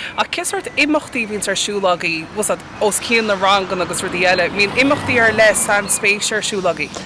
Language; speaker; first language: Irish; native; Irish